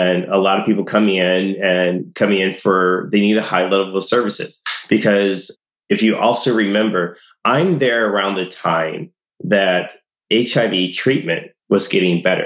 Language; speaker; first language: English; native; English